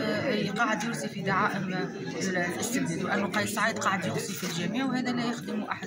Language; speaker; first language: Arabic; native; Arabic